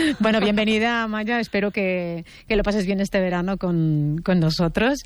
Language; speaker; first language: Spanish; native; Spanish